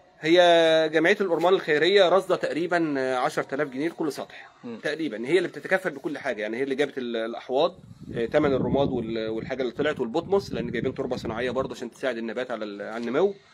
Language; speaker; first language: Egyptian Arabic; native; Egyptian Arabic